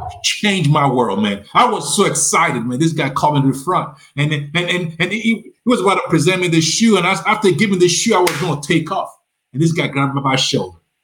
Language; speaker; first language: English; non-native, local second language; Yoruba